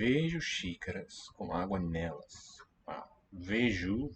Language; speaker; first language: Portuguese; non-native, learner; English